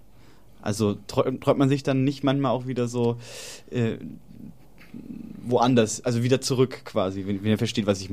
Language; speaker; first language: German; native; German